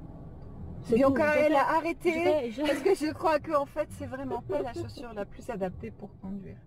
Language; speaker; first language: French; native; French